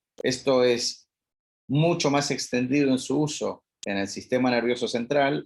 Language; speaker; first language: Spanish; native; Spanish